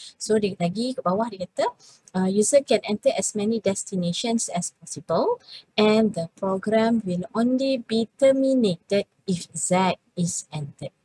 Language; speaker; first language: English; non-native, local second language; Malay